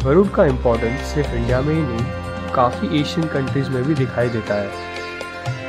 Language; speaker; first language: Hindi; native; Hindi